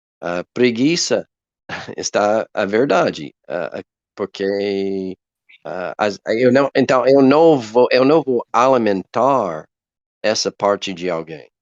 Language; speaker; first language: Portuguese; non-native, learner; English